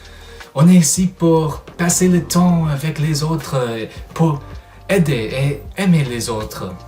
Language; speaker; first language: French; non-native, fluent; English